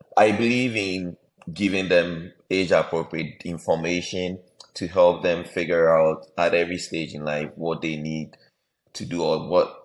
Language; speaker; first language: English; non-native, local second language; Akan